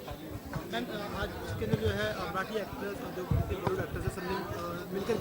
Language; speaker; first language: Hindi; native; Hindi